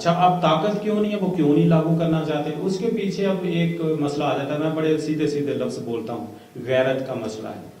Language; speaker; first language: Urdu; non-native, local second language; Punjabi